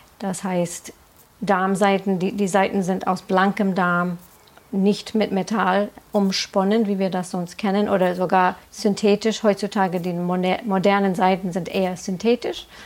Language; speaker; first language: German; non-native, fluent; English